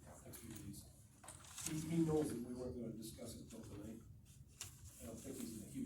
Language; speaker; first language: English; native; English